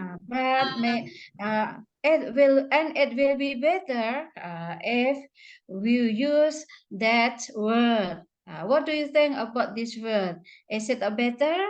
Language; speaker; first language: English; non-native, fluent; Indonesian